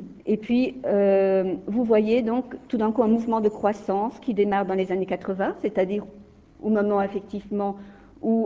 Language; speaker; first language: French; native; French